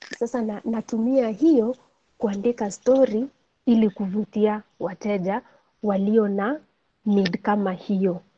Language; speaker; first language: Swahili; non-native, local second language; Gusii